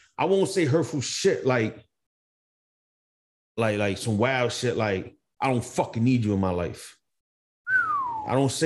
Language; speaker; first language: English; native; English